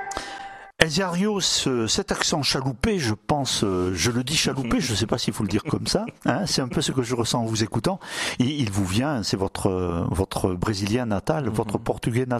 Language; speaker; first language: French; native; French